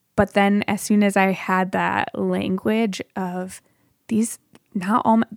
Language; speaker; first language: English; native; English